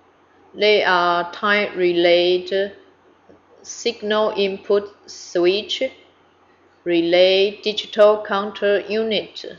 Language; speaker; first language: English; non-native, fluent; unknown